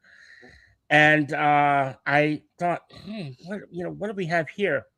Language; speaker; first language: English; native; English